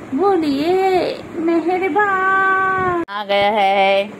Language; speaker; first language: Hindi; non-native, local second language; Bangla